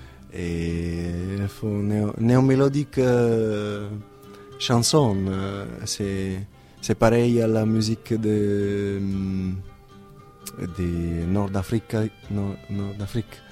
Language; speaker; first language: French; non-native, learner; Italian